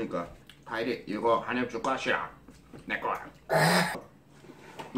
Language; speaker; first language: Korean; non-native, fluent; English